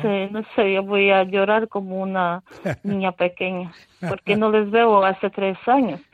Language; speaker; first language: Spanish; non-native, fluent; Ukrainian